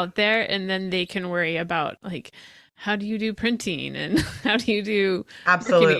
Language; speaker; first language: English; native; English